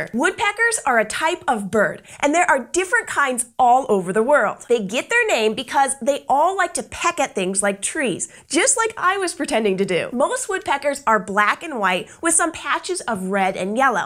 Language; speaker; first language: English; native; English